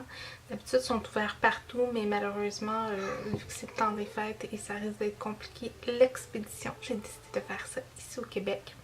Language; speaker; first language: French; native; French